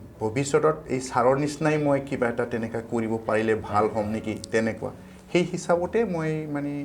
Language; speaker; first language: Assamese; non-native, local second language; Bodo